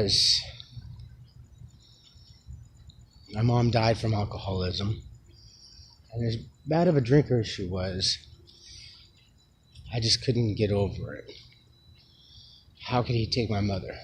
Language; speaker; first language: English; native; English